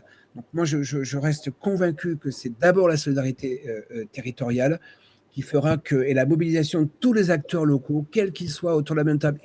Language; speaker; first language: French; native; French